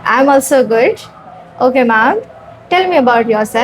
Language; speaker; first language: English; non-native, learner; Marathi